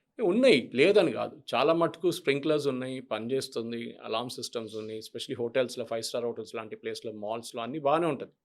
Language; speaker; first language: Telugu; non-native, local second language; Malayalam